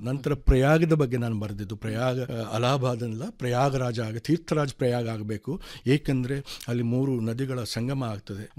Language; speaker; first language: Kannada; non-native, local second language; Konkani